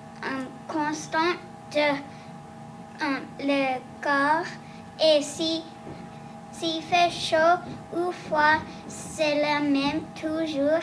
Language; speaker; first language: French; non-native, learner; English